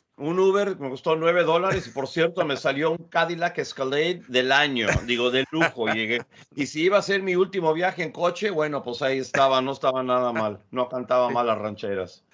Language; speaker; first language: Spanish; early bilingual, other home language; English